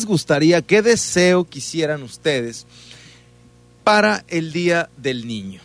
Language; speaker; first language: Spanish; native; Spanish